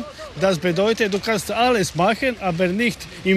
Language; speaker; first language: German; non-native, learner; Croatian